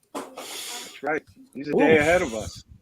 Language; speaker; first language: English; native; English